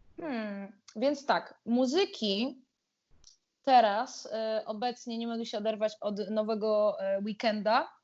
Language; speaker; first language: Polish; native; Polish